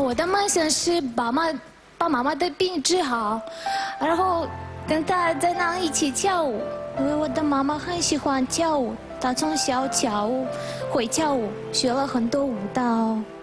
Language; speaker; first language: Chinese; non-native, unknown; Russian